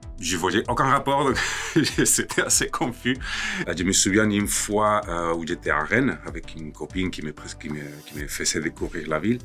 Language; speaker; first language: French; non-native, fluent; Spanish